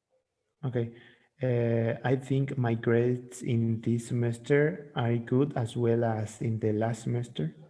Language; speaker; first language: English; non-native, learner; Spanish